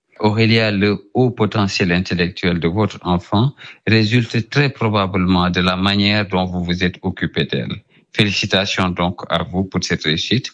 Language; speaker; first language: French; non-native, local second language; Wolof